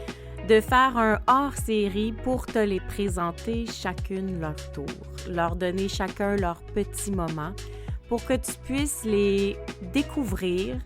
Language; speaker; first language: French; native; French